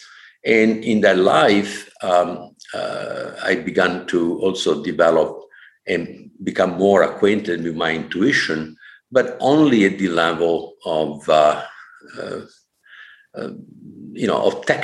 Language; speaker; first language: English; non-native, fluent; Italian